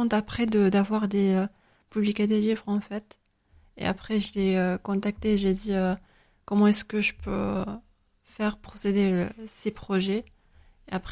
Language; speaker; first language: French; non-native, fluent; Spanish